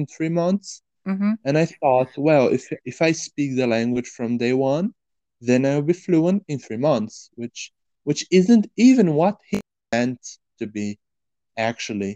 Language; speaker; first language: English; non-native, fluent; Portuguese